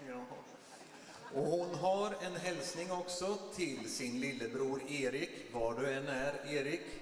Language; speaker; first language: Swedish; native; Swedish